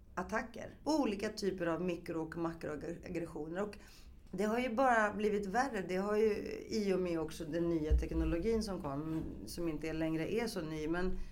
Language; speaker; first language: Swedish; early bilingual, other home language; Greek